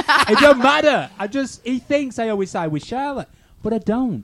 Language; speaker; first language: English; native; English